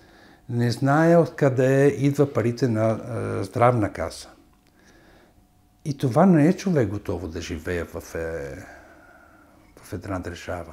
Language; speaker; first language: Bulgarian; non-native, fluent; Italian